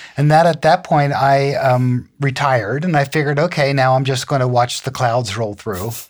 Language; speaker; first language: English; native; English